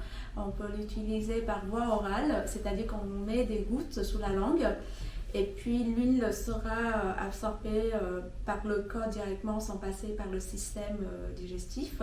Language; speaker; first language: French; non-native, fluent; Vietnamese